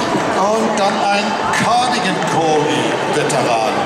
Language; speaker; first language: German; native; German